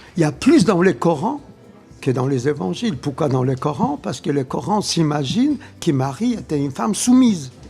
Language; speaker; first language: French; non-native, fluent; Polish